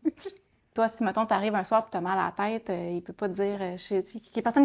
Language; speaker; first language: French; native; French